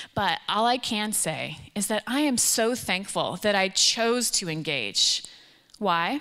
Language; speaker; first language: English; native; English